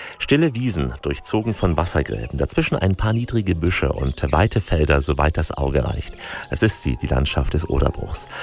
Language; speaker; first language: German; native; German